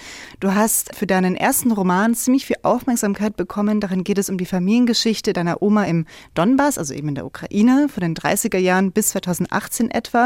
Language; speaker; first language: German; native; German